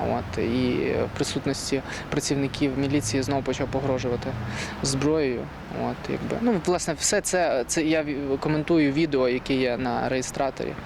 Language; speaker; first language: Ukrainian; native; Ukrainian